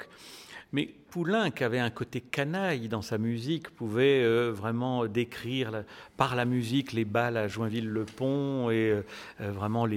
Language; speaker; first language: French; native; French